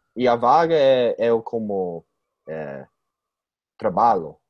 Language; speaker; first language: Portuguese; non-native, fluent; English